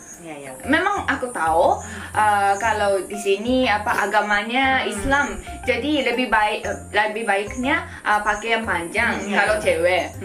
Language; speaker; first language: Indonesian; non-native, fluent; Japanese